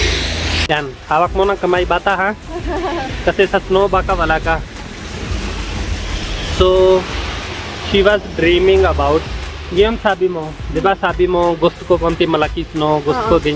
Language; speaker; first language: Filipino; non-native, learner; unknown